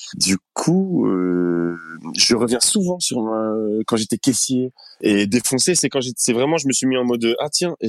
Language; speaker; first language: French; native; French